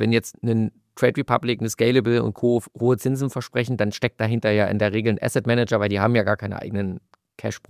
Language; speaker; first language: German; native; German